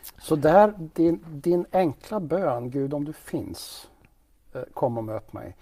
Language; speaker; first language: Swedish; native; Swedish